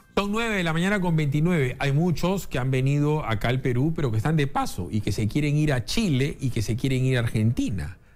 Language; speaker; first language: Spanish; native; Spanish